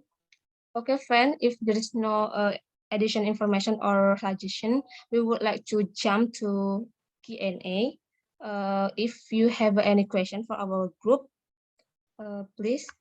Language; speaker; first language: English; non-native, learner; Indonesian